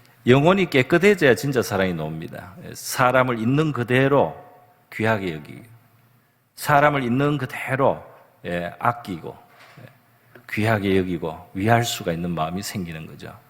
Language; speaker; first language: Korean; native; Korean